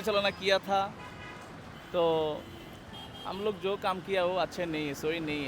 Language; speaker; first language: Hindi; non-native, local second language; Bangla